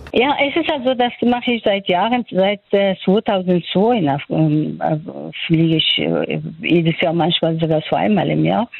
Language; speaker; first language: German; non-native, fluent; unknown